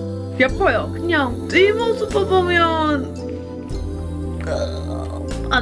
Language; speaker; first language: Korean; non-native, fluent; English